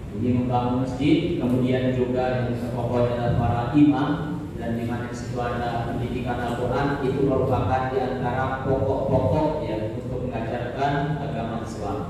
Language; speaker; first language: Indonesian; native; Indonesian